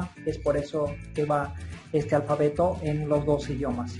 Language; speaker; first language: Spanish; non-native, local second language; Quechua